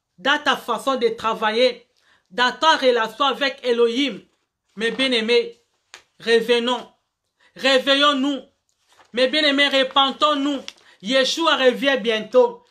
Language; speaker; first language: French; non-native, local second language; Lingala